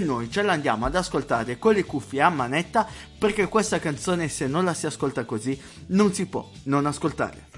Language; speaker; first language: Italian; native; Italian